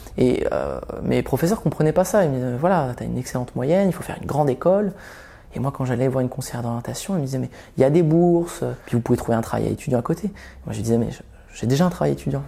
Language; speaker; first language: French; early bilingual, other home language; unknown